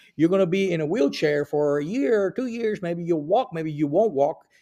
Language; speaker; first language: English; early bilingual, other home language; Spanish